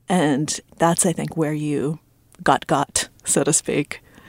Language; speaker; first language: English; early bilingual, other home language; Russian